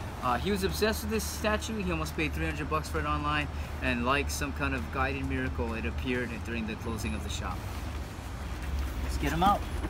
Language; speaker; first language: English; native; English